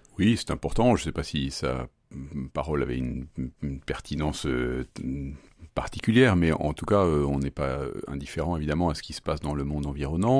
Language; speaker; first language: French; native; French